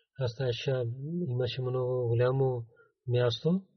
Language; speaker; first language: Bulgarian; non-native, learner; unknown